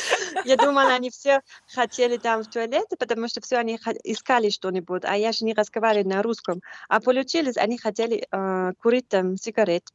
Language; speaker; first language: Russian; non-native, learner; German